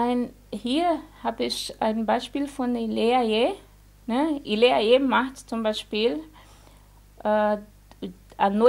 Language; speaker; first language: German; non-native, fluent; Portuguese